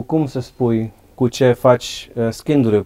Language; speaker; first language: Romanian; non-native, learner; Dutch